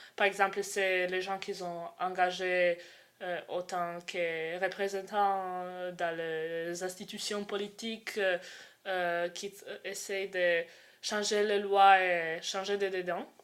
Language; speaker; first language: French; non-native, fluent; Croatian